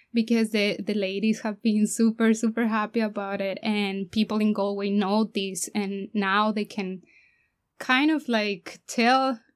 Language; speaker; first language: English; non-native, fluent; Spanish